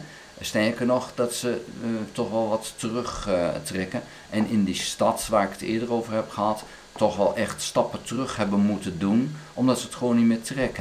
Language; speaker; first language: Dutch; native; Dutch